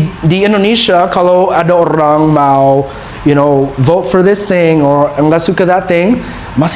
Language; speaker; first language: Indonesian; non-native, learner; English